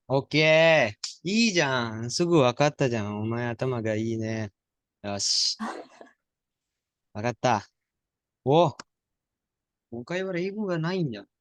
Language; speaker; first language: Japanese; non-native, fluent; Indonesian